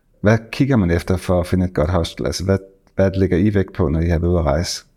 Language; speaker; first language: Danish; native; Danish